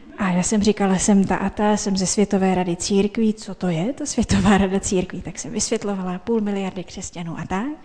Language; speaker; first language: Czech; native; Czech